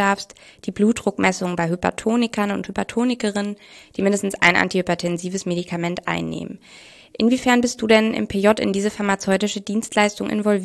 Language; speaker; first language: German; native; German